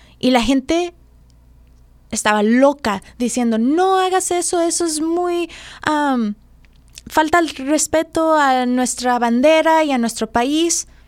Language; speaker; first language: Spanish; early bilingual, heritage; Spanish